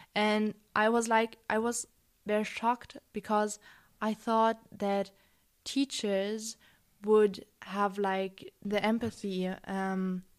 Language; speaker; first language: English; non-native, fluent; German